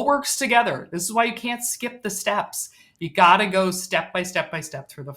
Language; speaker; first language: English; native; English